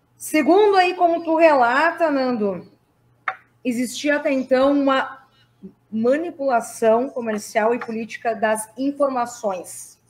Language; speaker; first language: Portuguese; native; Portuguese